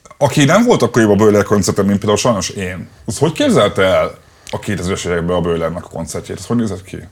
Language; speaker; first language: Hungarian; native; Hungarian